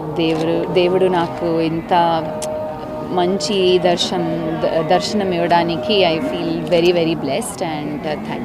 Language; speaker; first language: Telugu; non-native, learner; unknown